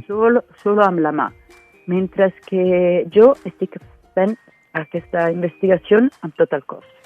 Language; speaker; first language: Catalan; non-native, fluent; Italian